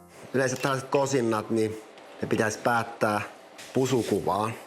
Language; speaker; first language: Finnish; native; Finnish